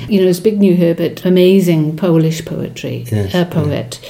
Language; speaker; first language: English; non-native, local second language; Welsh